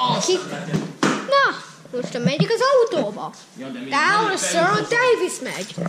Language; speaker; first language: Hungarian; early bilingual, heritage; Hungarian